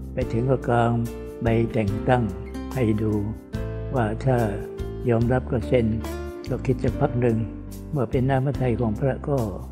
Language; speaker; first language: Thai; non-native, local second language; Vietnamese